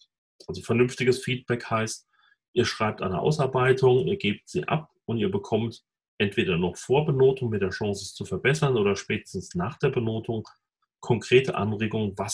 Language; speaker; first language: German; native; German